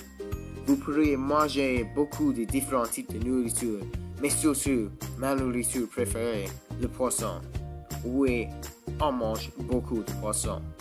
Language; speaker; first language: French; non-native, learner; English